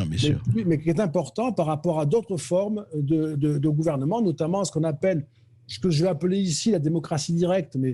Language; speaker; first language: French; native; French